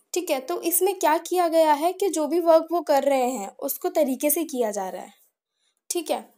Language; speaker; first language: Hindi; native; Hindi